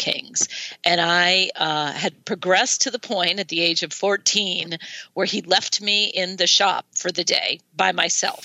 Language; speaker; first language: English; native; English